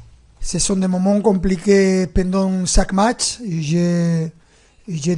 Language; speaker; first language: French; non-native, fluent; Spanish